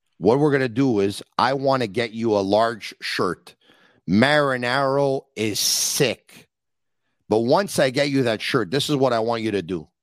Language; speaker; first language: English; native; English